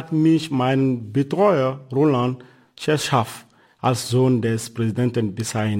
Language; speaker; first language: German; non-native, fluent; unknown